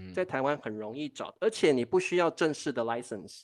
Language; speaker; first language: Chinese; native; Chinese